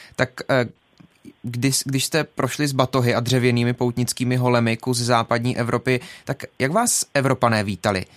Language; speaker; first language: Czech; native; Czech